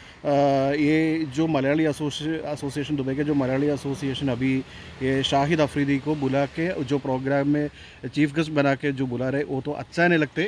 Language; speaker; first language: Hindi; non-native, local second language; Malayalam